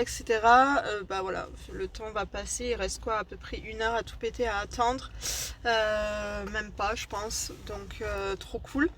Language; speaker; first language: French; native; French